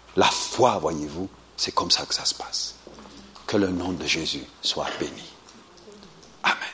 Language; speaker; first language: French; non-native, fluent; Amharic